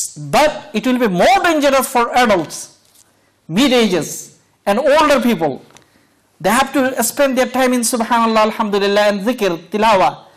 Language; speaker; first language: English; non-native, local second language; Bangla